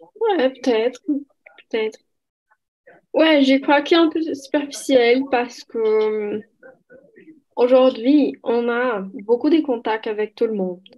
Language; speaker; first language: French; non-native, learner; Portuguese